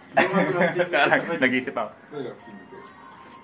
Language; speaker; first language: Japanese; non-native, learner; Filipino